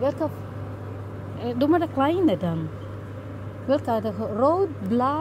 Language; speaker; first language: Dutch; non-native, learner; Filipino